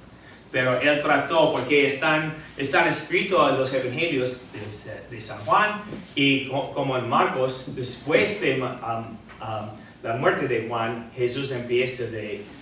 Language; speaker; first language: Spanish; non-native, fluent; English